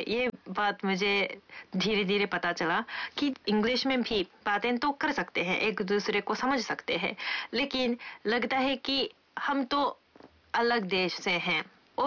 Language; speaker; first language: Hindi; non-native, fluent; Japanese